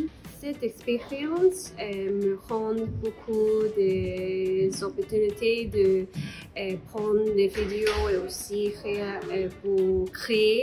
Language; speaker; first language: French; non-native, learner; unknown